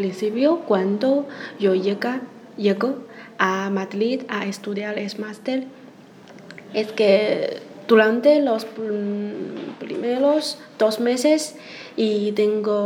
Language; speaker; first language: Spanish; non-native, learner; Chinese